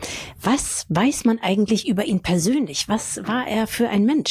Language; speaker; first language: German; native; German